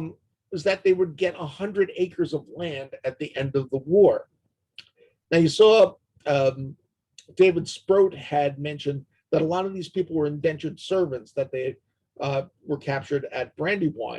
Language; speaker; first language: English; native; English